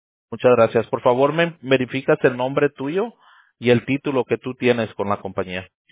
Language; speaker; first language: Spanish; early bilingual, heritage; Spanish